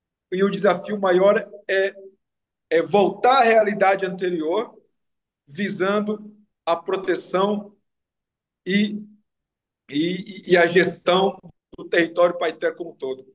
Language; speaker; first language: Portuguese; non-native, local second language; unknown